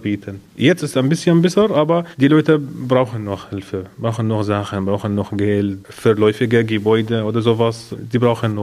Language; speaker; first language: German; non-native, learner; Arabic